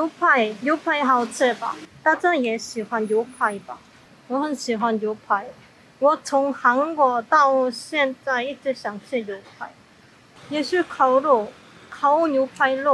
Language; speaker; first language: Chinese; non-native, learner; Korean